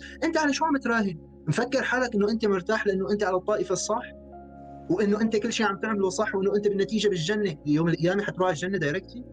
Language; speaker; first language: Arabic; native; Arabic